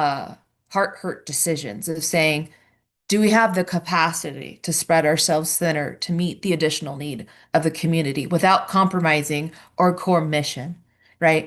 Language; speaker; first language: English; native; English